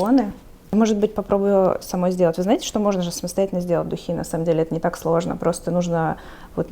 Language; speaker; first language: Russian; native; Russian